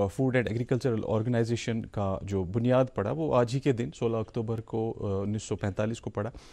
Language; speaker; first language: Hindi; non-native, local second language; Kashmiri